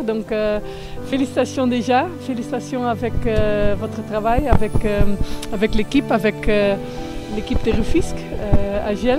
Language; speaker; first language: French; non-native, fluent; Dutch